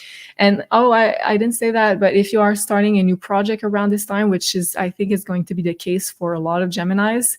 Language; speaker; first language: English; non-native, fluent; French